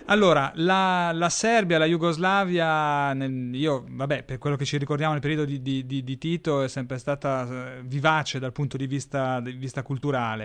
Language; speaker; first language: Italian; native; Italian